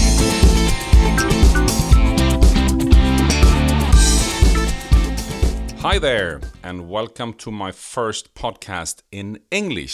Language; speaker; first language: English; non-native, fluent; Swedish